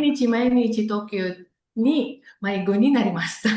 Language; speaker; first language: Japanese; non-native, learner; Indonesian